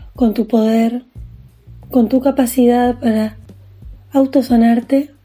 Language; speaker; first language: English; non-native, fluent; Spanish